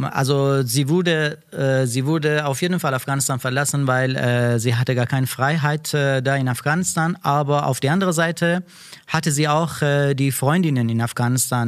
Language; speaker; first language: German; non-native, learner; Persian